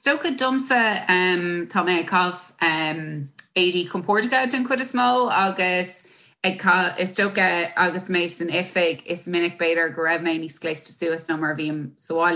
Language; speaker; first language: Irish; non-native, local second language; English